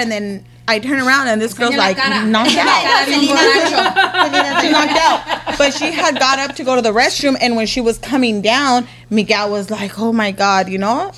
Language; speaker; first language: English; native; English